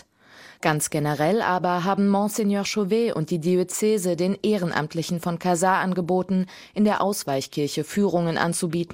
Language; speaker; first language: German; native; German